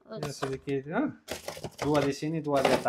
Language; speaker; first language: Indonesian; non-native, learner; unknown